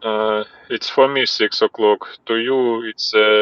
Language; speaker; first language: English; non-native, learner; Russian